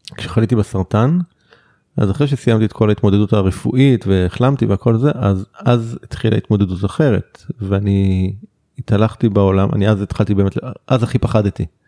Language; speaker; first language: Hebrew; native; Hebrew